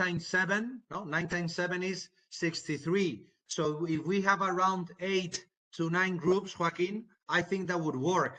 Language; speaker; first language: English; non-native, fluent; Spanish